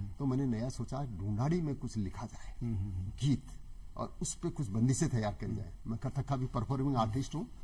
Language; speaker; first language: Hindi; non-native, local second language; Marwari